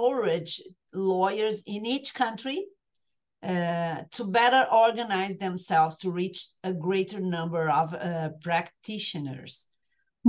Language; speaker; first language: English; non-native, fluent; Portuguese